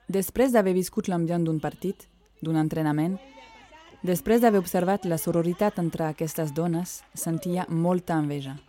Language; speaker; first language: Catalan; non-native, fluent; French